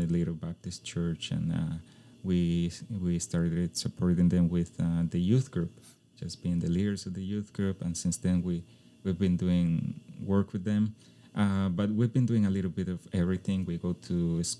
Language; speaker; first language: English; non-native, fluent; Spanish